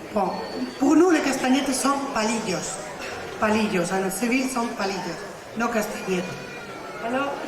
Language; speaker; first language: French; non-native, learner; Spanish